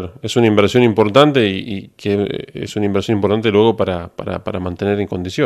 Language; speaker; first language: Spanish; native; Spanish